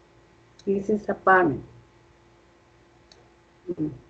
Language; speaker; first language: English; non-native, fluent; Spanish